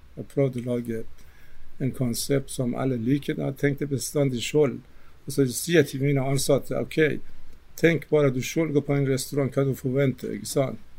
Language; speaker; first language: Norwegian; non-native, fluent; Persian